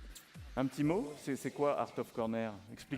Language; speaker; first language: French; native; French